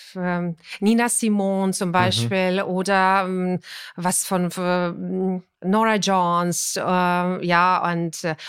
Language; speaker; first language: German; non-native, fluent; Ukrainian